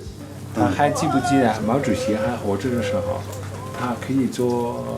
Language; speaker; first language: Chinese; non-native, fluent; Dutch